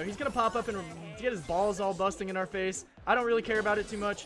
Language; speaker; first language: English; native; English